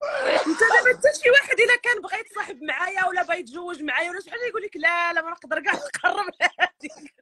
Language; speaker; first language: Arabic; native; Arabic